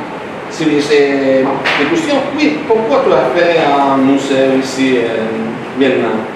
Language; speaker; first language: French; non-native, learner; Spanish